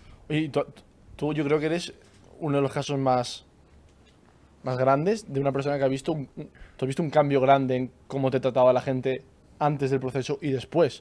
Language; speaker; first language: Spanish; native; Spanish